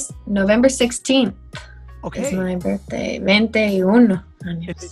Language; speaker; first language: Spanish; non-native, learner; English